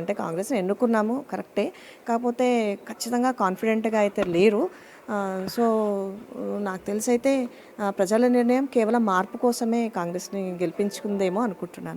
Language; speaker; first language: Telugu; native; Telugu